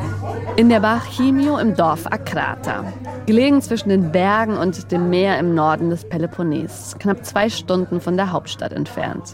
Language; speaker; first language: German; native; German